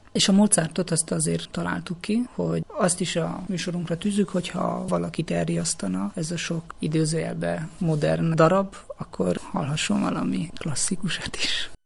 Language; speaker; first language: Hungarian; native; Hungarian